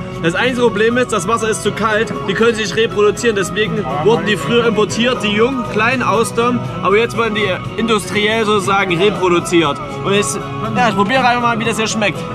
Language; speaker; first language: German; native; German